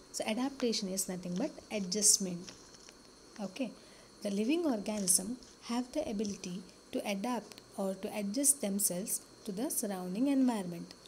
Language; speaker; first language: English; non-native, local second language; Kannada